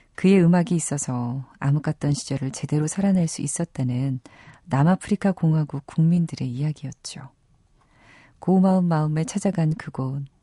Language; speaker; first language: Korean; native; Korean